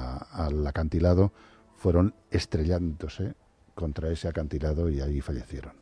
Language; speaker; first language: Spanish; native; Spanish